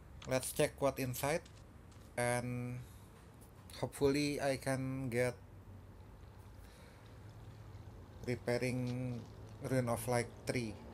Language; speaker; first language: English; non-native, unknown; Indonesian